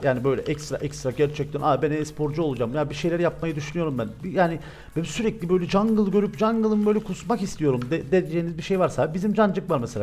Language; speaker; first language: Turkish; native; Turkish